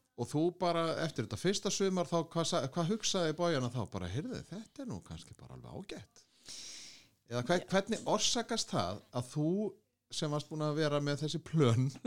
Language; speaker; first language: Icelandic; native; Icelandic